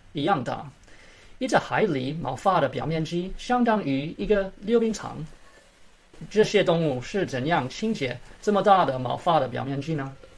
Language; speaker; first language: Chinese; early bilingual, heritage; Chinese